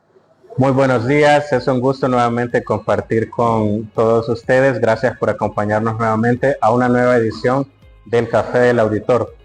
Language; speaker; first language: Spanish; native; Spanish